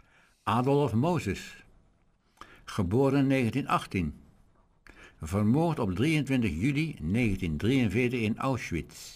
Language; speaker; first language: Dutch; native; Dutch